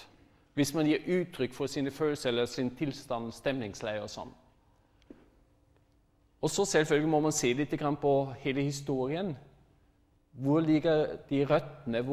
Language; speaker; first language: Norwegian; non-native, fluent; German